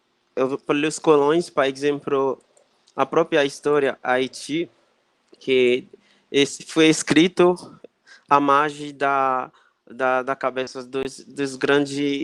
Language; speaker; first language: Portuguese; non-native, fluent; Haitian Creole